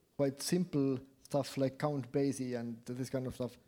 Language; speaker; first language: English; non-native, fluent; Estonian